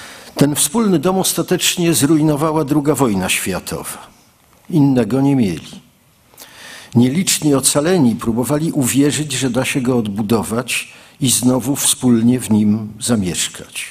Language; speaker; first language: Polish; native; Polish